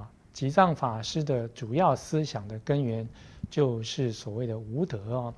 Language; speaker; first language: Chinese; native; Chinese